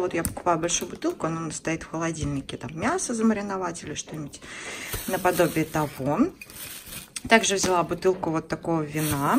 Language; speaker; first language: Russian; native; Russian